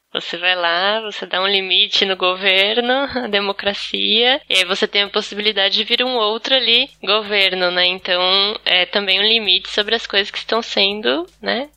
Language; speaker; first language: Portuguese; native; Portuguese